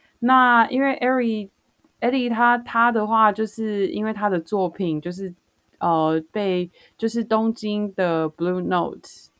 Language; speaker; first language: Chinese; native; Chinese